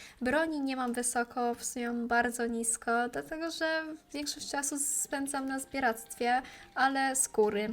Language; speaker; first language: Polish; native; Polish